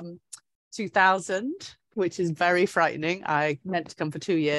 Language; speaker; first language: English; native; English